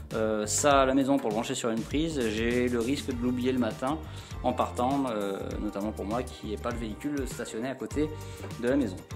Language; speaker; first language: French; native; French